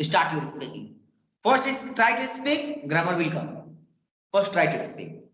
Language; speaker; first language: English; non-native, learner; Bhojpuri